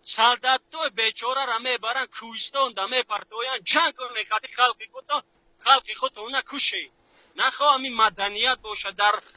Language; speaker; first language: Tajik; non-native, local second language; Shughni